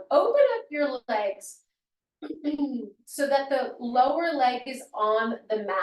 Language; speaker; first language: English; native; English